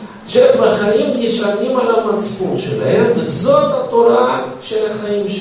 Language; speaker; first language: Hebrew; non-native, fluent; Russian